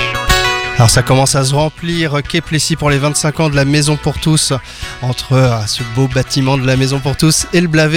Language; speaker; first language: French; native; French